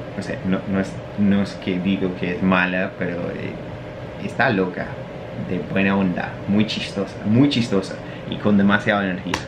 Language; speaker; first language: Spanish; non-native, fluent; English